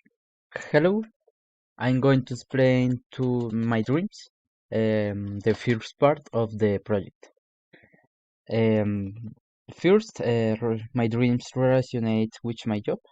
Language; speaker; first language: English; non-native, learner; Spanish